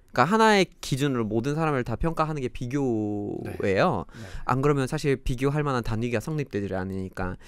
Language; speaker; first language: Korean; non-native, fluent; English